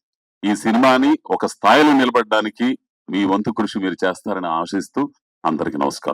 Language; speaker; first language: Telugu; native; Telugu